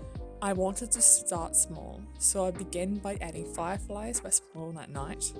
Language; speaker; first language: English; native; English